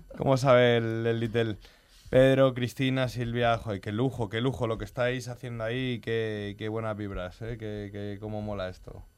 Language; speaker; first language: Spanish; native; Spanish